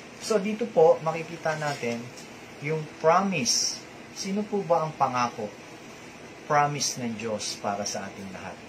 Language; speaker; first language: Filipino; native; Filipino